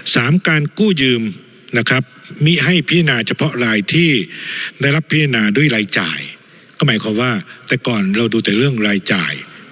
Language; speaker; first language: Thai; native; Thai